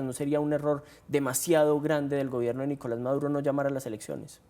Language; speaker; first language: Spanish; native; Spanish